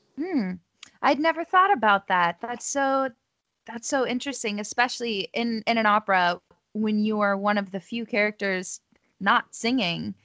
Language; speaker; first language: English; native; English